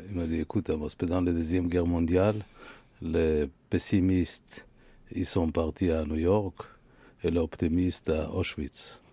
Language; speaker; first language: French; non-native, fluent; Hebrew